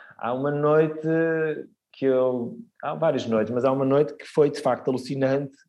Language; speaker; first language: Portuguese; early bilingual, heritage; Portuguese